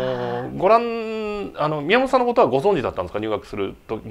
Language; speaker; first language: Japanese; native; Japanese